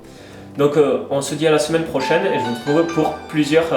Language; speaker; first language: French; native; French